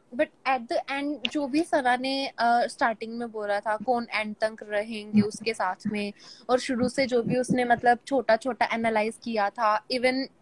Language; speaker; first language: Hindi; native; Hindi